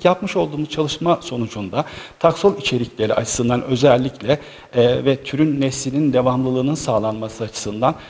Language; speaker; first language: Turkish; native; Turkish